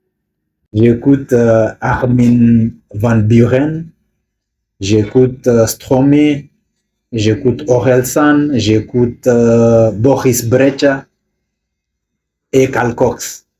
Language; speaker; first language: French; non-native, learner; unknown